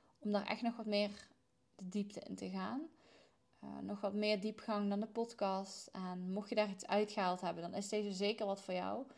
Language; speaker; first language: Dutch; native; Dutch